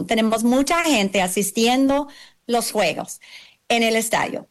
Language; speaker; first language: Spanish; non-native, learner; English